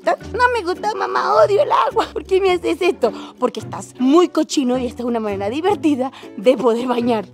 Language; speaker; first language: Spanish; native; Spanish